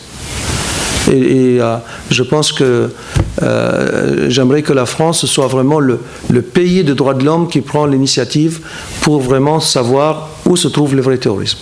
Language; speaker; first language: French; non-native, fluent; Arabic